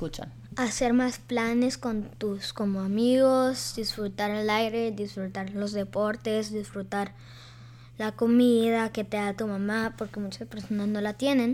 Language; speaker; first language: Spanish; early bilingual, heritage; Spanish